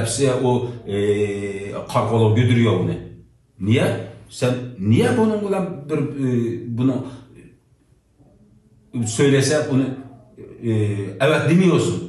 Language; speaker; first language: Turkish; non-native, learner; Uyghur